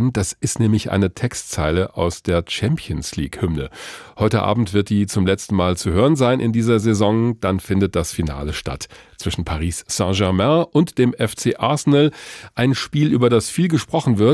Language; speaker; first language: German; native; German